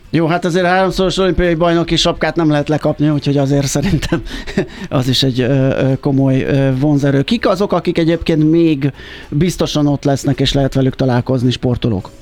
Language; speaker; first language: Hungarian; native; Hungarian